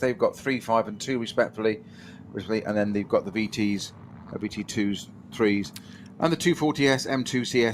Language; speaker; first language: English; native; English